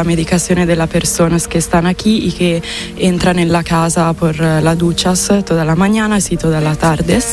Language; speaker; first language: Spanish; non-native, fluent; Italian